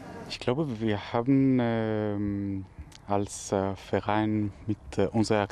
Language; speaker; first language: German; non-native, fluent; Greek